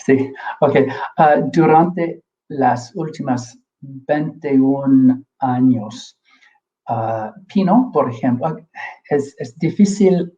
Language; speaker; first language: Spanish; non-native, fluent; English